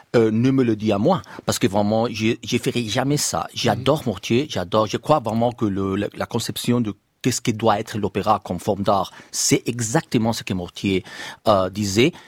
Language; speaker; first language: French; non-native, fluent; Spanish